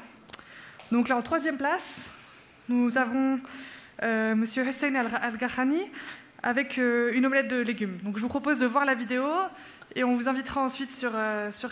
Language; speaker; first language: French; native; French